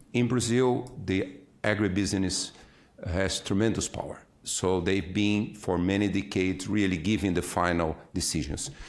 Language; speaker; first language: English; non-native, fluent; Portuguese